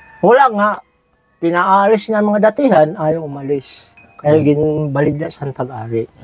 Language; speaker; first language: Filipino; non-native, local second language; Waray